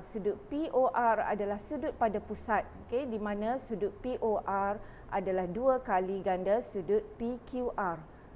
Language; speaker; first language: Malay; native; Malay